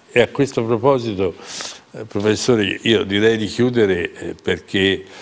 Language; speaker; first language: Italian; native; Italian